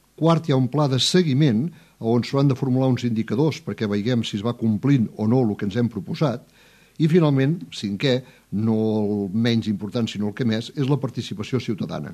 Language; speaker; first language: Catalan; native; Catalan